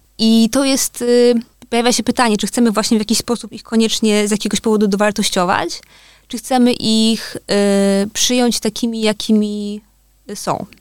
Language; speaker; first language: Polish; native; Polish